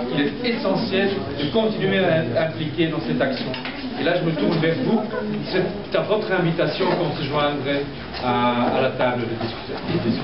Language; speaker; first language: French; native; French